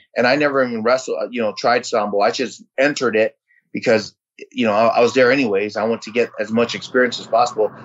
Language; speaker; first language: English; early bilingual, other home language; Vietnamese